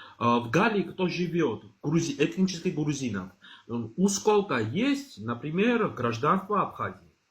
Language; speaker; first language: Russian; non-native, local second language; Georgian